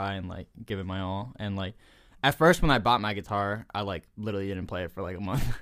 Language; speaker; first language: English; early bilingual, other home language; Spanish